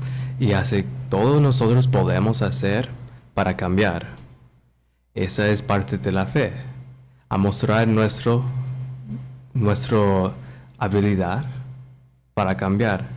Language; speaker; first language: Spanish; non-native, learner; English